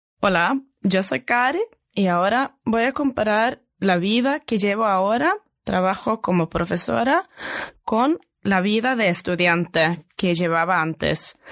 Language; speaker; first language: Spanish; non-native, fluent; Norwegian